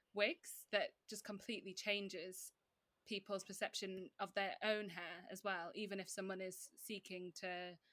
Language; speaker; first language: English; native; English